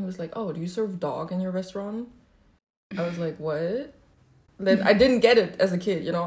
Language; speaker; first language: English; non-native, fluent; Chinese